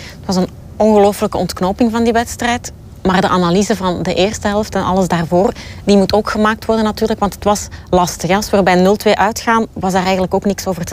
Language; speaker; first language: Dutch; native; Dutch